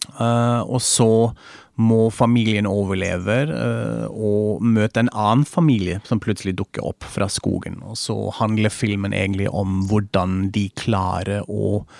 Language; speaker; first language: Norwegian; non-native, fluent; German